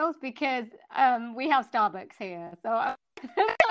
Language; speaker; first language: English; native; English